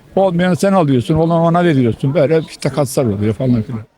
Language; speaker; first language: Turkish; early bilingual, other home language; Albanian